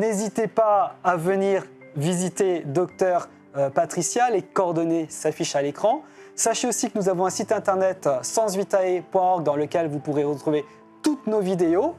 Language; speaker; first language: French; native; French